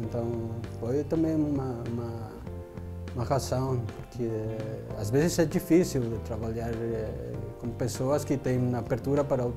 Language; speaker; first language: Portuguese; non-native, fluent; Spanish